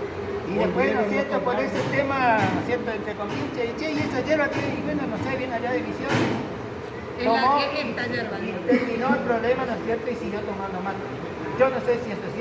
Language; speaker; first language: Spanish; native; Spanish